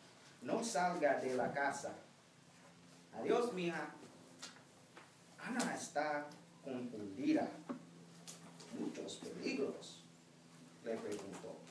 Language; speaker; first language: Spanish; non-native, fluent; English